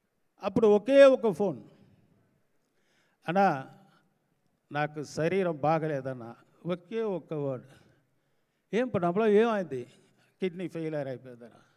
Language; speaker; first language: Telugu; non-native, learner; Tamil